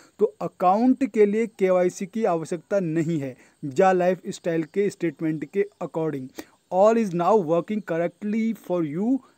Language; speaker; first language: Hindi; native; Hindi